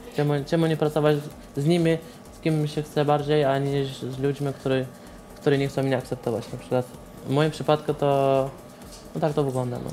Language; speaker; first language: Polish; non-native, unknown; Azerbaijani